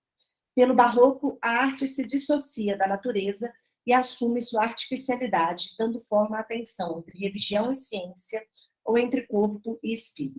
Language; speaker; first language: Portuguese; native; Portuguese